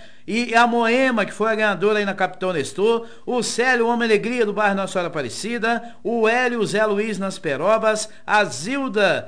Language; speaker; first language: Portuguese; native; Portuguese